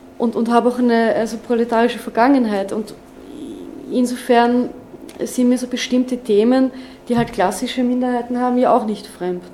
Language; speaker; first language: German; non-native, local second language; Slovenian